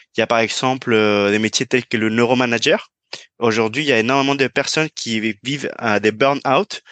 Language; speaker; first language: French; non-native, fluent; Spanish